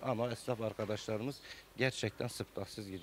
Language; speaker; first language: Turkish; native; Turkish